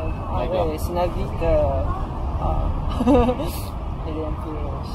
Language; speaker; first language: French; non-native, fluent; Japanese